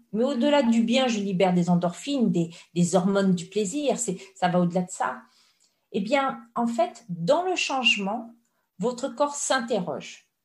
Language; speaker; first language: French; native; French